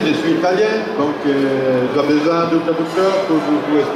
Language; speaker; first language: French; non-native, learner; Italian